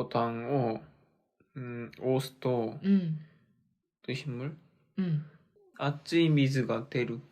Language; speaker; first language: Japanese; non-native, learner; Korean